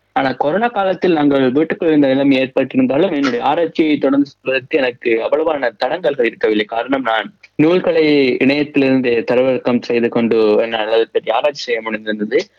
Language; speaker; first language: Tamil; native; Tamil